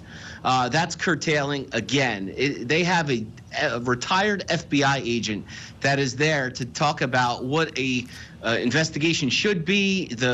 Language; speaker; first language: English; native; English